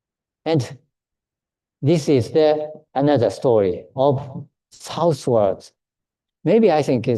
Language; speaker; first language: English; non-native, fluent; Japanese